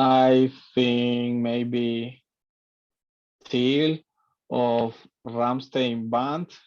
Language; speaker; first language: English; non-native, learner; Spanish